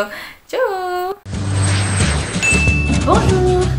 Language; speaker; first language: French; non-native, learner; Malay